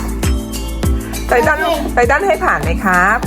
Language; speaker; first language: Thai; native; Thai